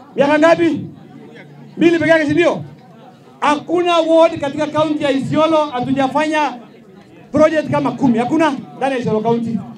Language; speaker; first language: Swahili; non-native, local second language; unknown